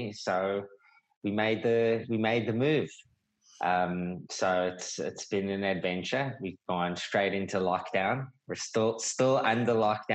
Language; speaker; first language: English; native; English